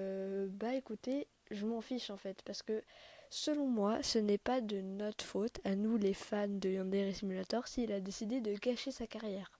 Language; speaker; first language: French; native; French